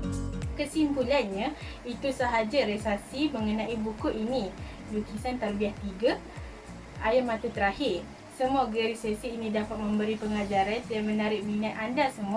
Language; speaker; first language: Malay; native; Malay